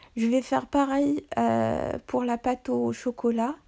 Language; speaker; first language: French; non-native, local second language; Arabic